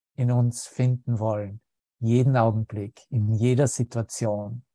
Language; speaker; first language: German; native; German